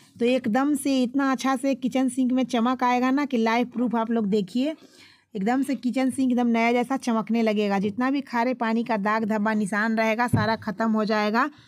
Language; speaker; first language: Hindi; native; Hindi